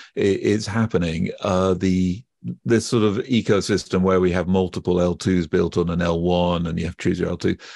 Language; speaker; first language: English; native; English